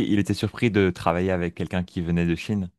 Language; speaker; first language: French; native; French